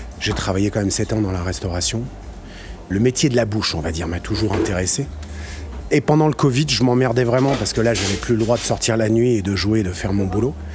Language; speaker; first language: French; native; French